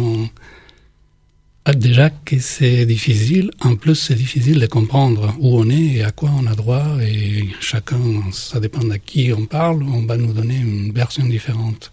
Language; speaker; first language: French; non-native, fluent; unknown